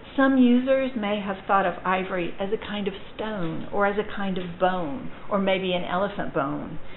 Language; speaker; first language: English; native; English